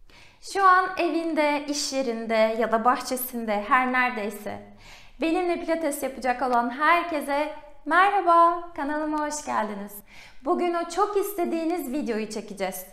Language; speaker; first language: Turkish; native; Turkish